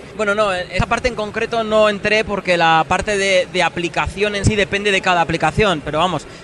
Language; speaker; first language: Spanish; native; Spanish